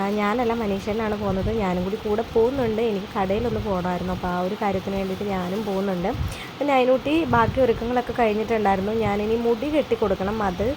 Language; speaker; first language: Malayalam; native; Malayalam